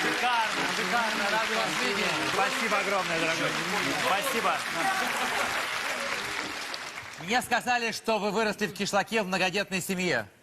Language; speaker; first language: Russian; native; Russian